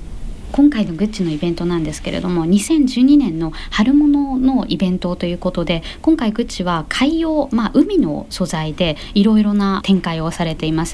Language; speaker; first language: Japanese; native; Japanese